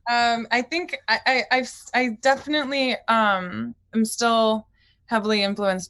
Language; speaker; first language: English; early bilingual, other home language; Japanese